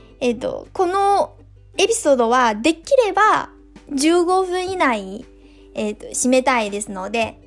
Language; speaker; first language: Japanese; non-native, fluent; Chinese